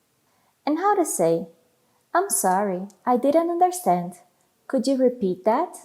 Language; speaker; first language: English; non-native, fluent; Portuguese